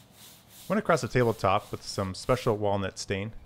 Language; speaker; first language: English; native; English